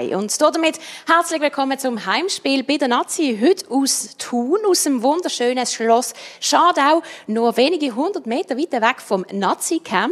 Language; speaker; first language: German; native; German